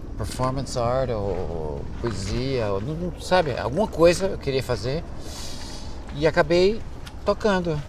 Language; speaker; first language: Portuguese; early bilingual, other home language; English